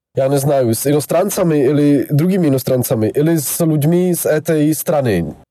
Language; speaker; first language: Russian; non-native, fluent; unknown